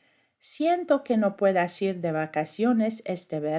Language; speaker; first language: Spanish; non-native, fluent; English